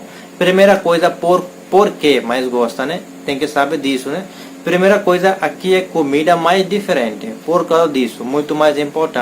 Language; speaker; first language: Portuguese; non-native, learner; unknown